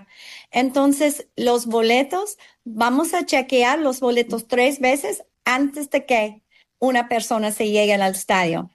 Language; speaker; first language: Spanish; non-native, fluent; English